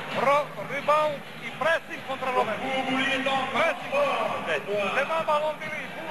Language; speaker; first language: French; non-native, learner; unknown